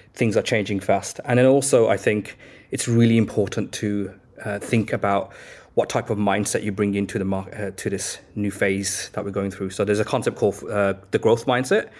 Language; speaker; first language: English; native; English